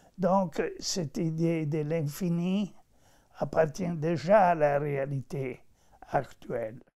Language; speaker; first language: French; non-native, fluent; Italian